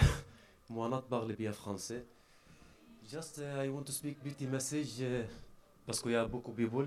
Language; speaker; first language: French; non-native, learner; Arabic